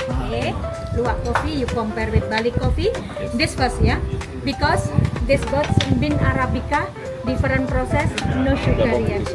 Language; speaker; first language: English; non-native, learner; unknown